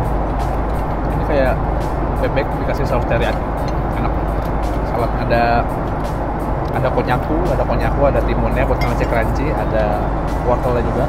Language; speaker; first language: Indonesian; native; Indonesian